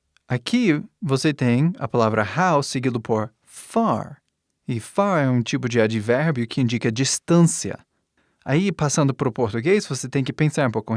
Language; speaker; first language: Portuguese; non-native, fluent; English